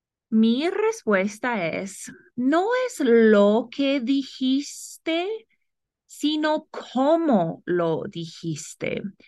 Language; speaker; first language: Spanish; non-native, fluent; English